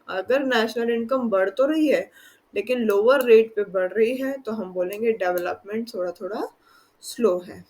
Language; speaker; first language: Hindi; non-native, local second language; Gujarati